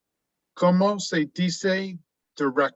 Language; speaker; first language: Spanish; non-native, learner; English